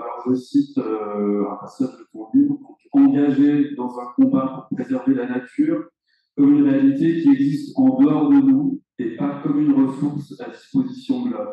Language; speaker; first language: French; native; French